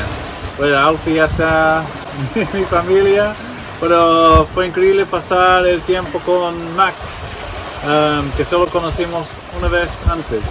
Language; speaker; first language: Spanish; non-native, fluent; English